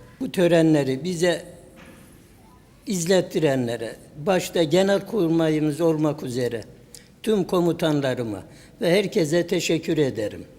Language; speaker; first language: Turkish; native; Turkish